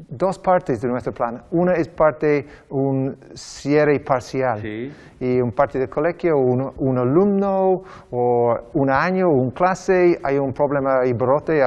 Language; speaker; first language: Spanish; non-native, learner; English